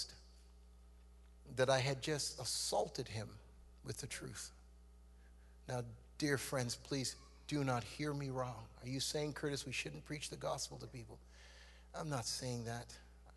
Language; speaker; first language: English; native; English